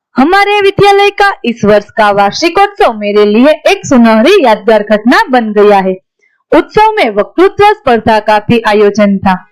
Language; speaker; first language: Hindi; non-native, local second language; Gujarati